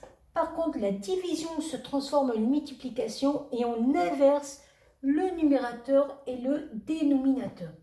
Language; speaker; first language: French; native; French